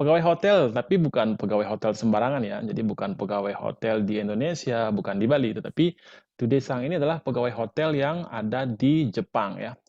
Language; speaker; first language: Indonesian; native; Indonesian